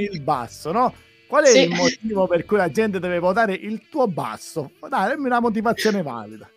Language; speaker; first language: Italian; native; Italian